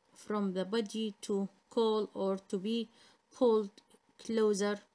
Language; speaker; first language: English; non-native, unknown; Arabic